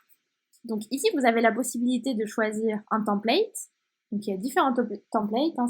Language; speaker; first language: French; native; French